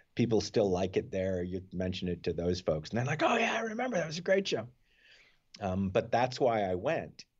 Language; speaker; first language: English; native; English